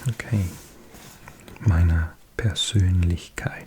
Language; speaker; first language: German; non-native, learner; English